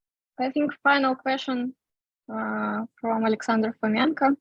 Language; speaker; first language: English; non-native, fluent; Russian